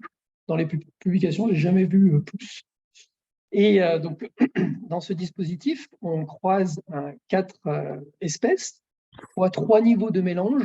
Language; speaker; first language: French; native; French